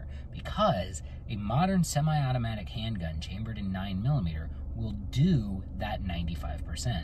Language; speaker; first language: English; native; English